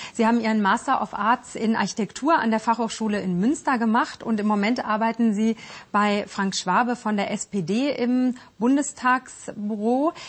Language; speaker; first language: German; native; German